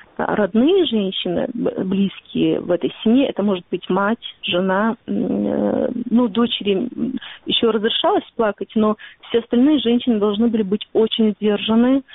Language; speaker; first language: Russian; non-native, local second language; Ingush